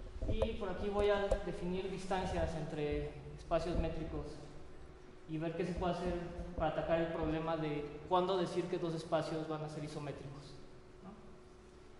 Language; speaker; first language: Spanish; native; Spanish